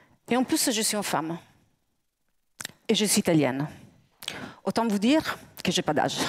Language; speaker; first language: French; native; French